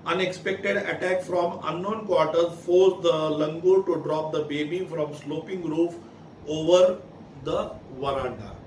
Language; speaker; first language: English; non-native, local second language; Marathi